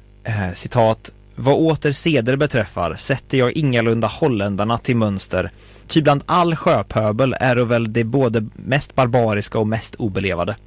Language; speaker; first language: Swedish; native; Swedish